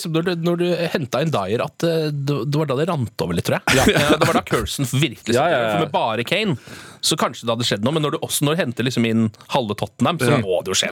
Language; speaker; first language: Norwegian; native; Norwegian